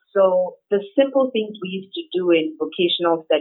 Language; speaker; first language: English; non-native, local second language; Akan